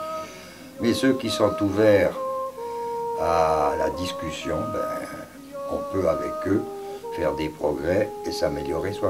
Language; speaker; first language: French; native; French